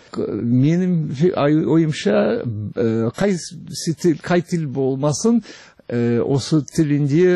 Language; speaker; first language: Kazakh; non-native, fluent; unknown